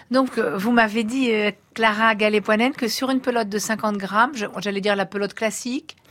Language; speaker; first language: French; native; French